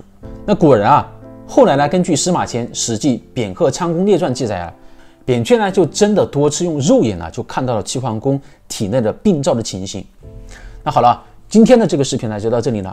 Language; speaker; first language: Chinese; native; Chinese